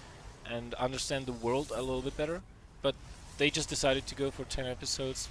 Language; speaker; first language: English; non-native, fluent; Dutch